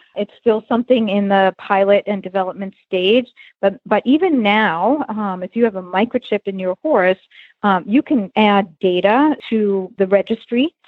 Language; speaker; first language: English; native; English